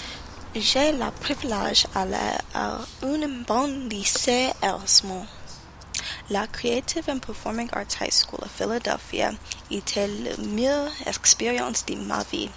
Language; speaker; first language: French; non-native, learner; English